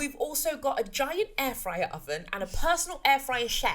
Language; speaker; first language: English; native; English